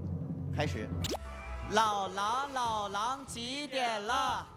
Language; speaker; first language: Chinese; native; Chinese